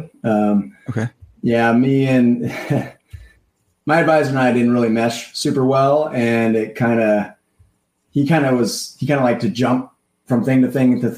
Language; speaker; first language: English; native; English